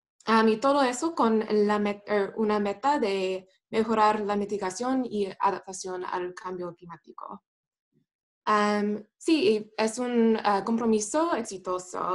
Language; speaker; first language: Spanish; non-native, fluent; English